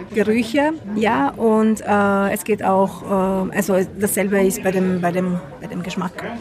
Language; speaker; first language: German; non-native, fluent; Italian